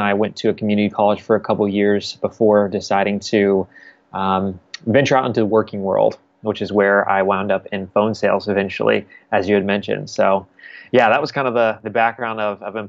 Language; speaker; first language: English; native; English